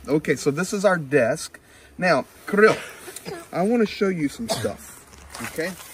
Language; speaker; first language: English; native; English